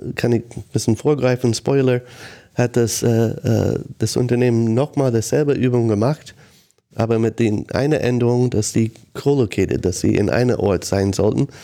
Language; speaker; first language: German; non-native, fluent; English